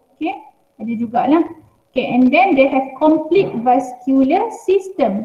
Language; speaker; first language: English; non-native, local second language; Malay